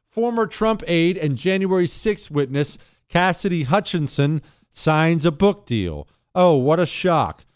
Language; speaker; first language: English; native; English